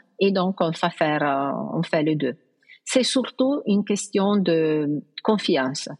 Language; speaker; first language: French; non-native, fluent; Italian